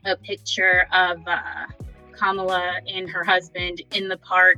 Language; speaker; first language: English; native; English